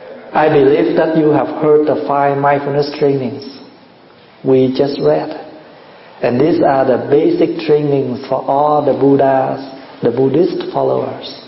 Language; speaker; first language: English; non-native, fluent; Vietnamese